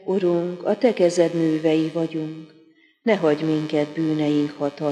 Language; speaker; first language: Hungarian; native; Hungarian